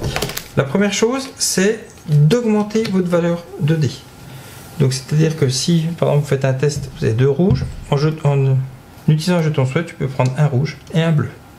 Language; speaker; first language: French; native; French